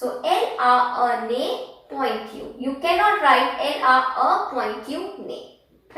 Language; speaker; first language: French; non-native, fluent; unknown